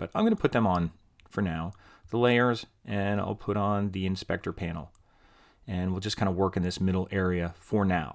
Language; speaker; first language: English; native; English